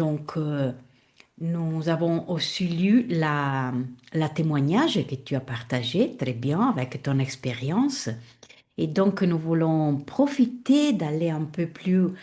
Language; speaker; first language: French; non-native, fluent; Italian